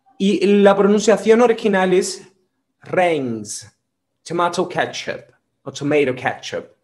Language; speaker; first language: Spanish; non-native, fluent; Portuguese